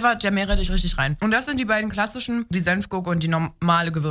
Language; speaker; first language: German; native; German